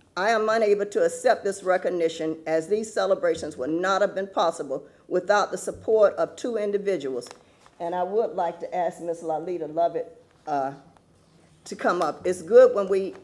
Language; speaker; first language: English; native; English